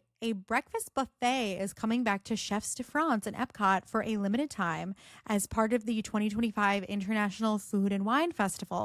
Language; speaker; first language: English; native; English